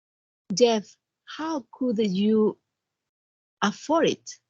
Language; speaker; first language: English; non-native, learner; Spanish